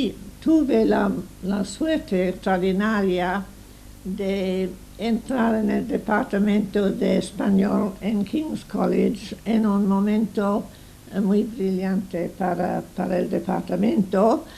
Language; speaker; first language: Spanish; non-native, fluent; English